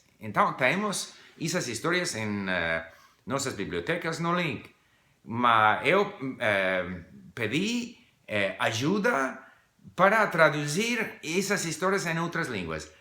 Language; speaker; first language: Portuguese; non-native, fluent; English